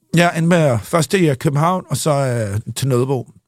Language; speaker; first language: Danish; early bilingual, other home language; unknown